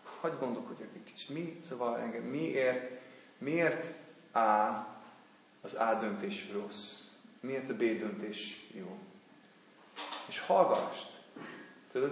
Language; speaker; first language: Hungarian; non-native, fluent; English